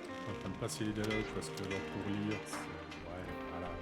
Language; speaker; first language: French; native; French